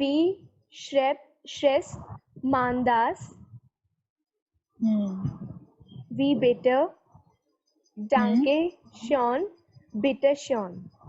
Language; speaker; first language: German; non-native, learner; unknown